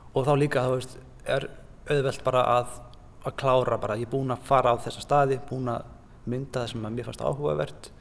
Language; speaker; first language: Icelandic; native; Icelandic